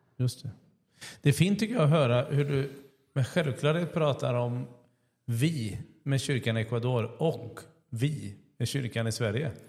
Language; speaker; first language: Swedish; native; Swedish